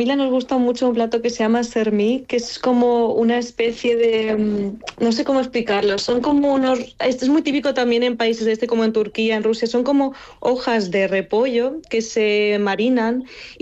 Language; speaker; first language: Spanish; non-native, fluent; Bulgarian